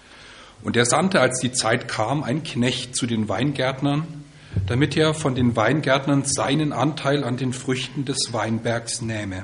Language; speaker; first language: German; native; German